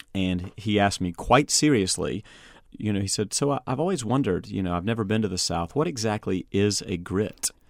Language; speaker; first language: English; native; English